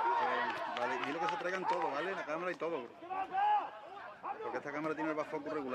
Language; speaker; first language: Spanish; native; Spanish